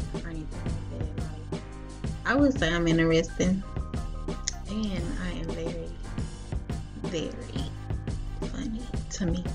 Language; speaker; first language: English; native; English